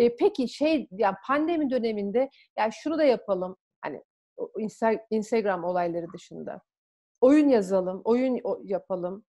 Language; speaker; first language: Turkish; native; Turkish